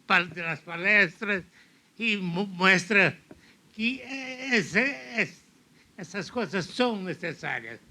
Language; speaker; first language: Portuguese; non-native, fluent; Spanish